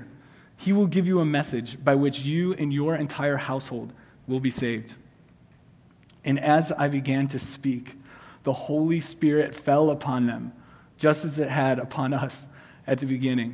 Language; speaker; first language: English; native; English